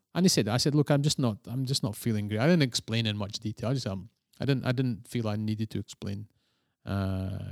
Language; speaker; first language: English; native; English